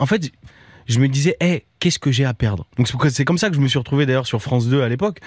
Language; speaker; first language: French; native; French